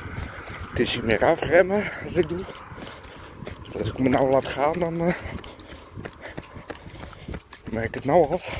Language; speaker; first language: Dutch; native; Dutch